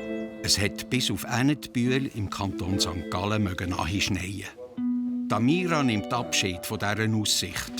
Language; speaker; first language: German; native; German